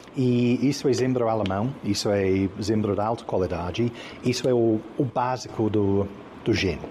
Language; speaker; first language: Portuguese; non-native, fluent; English